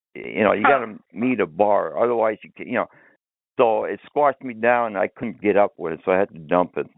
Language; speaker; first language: English; early bilingual, other home language; Finnish